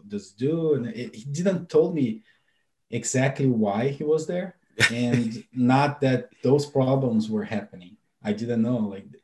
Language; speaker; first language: English; non-native, fluent; Portuguese